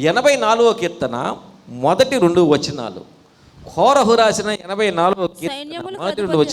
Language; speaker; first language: Telugu; native; Telugu